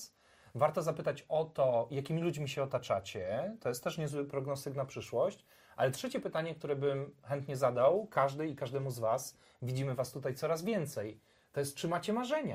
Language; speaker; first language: Polish; native; Polish